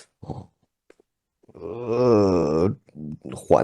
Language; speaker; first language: Chinese; non-native, learner; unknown